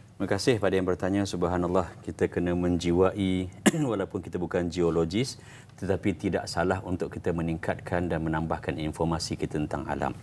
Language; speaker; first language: Malay; native; Malay